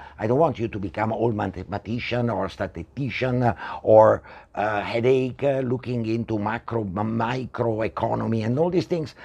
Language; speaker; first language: English; non-native, fluent; Italian